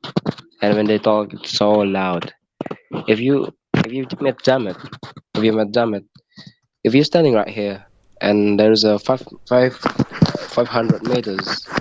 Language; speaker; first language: English; non-native, learner; Indonesian